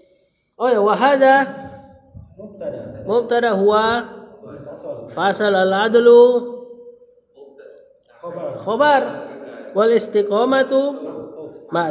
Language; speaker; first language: Arabic; non-native, fluent; Indonesian